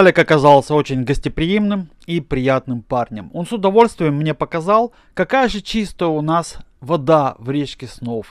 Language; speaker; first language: Russian; native; Russian